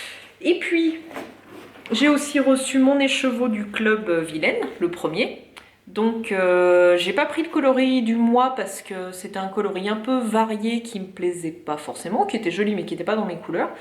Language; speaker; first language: French; native; French